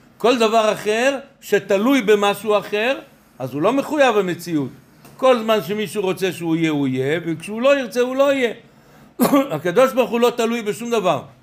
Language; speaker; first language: Hebrew; native; Hebrew